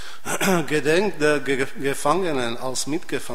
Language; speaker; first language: German; non-native, fluent; Polish